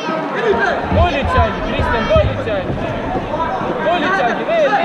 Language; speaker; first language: Estonian; non-native, local second language; Russian